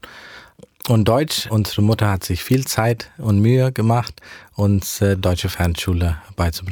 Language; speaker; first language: German; early bilingual, heritage; German